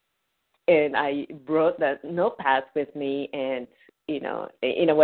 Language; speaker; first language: English; non-native, fluent; Japanese